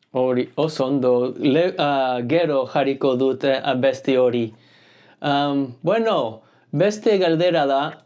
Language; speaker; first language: Basque; non-native, learner; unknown